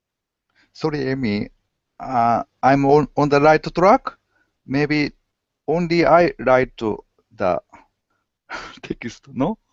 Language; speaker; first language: English; non-native, learner; Japanese